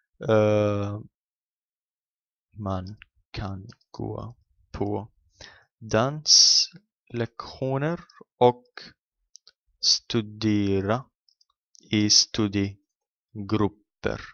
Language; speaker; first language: Swedish; non-native, fluent; Arabic